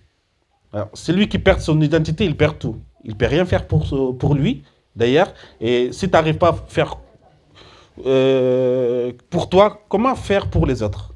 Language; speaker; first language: French; early bilingual, other home language; Soninke